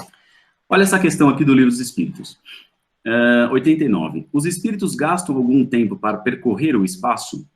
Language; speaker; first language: Portuguese; native; Portuguese